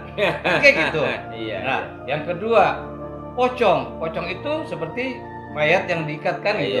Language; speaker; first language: Indonesian; native; Indonesian